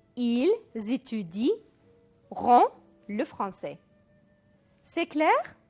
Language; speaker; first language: French; non-native, fluent; Arabic